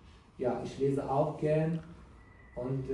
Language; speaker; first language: German; non-native, learner; Kurdish